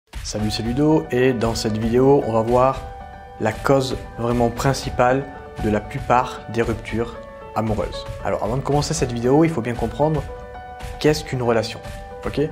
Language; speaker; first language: French; native; French